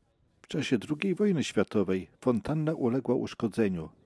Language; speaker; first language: Polish; native; Polish